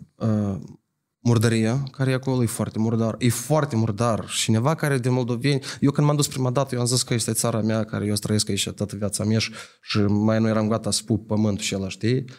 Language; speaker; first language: Romanian; native; Romanian